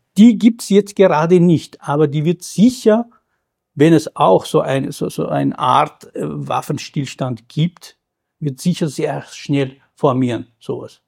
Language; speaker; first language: German; non-native, fluent; Kurdish